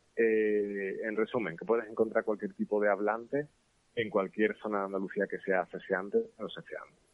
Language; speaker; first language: Spanish; native; Spanish